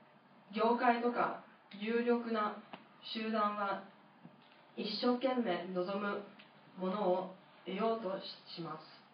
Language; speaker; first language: Japanese; non-native, fluent; English